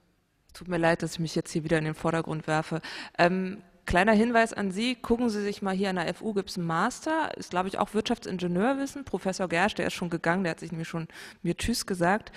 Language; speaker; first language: German; native; German